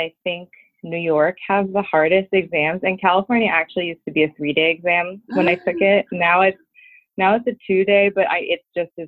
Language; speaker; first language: English; native; English